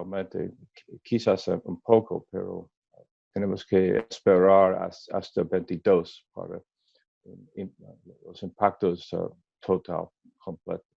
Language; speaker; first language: Spanish; non-native, learner; English